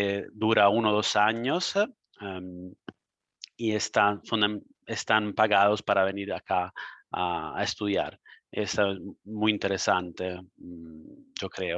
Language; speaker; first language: Spanish; non-native, fluent; Italian